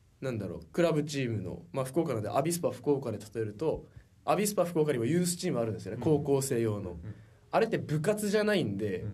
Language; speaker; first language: Japanese; native; Japanese